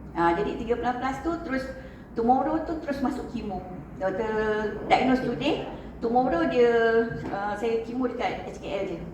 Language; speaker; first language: Malay; native; Malay